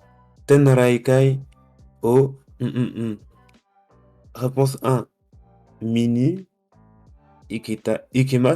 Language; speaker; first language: Japanese; non-native, learner; French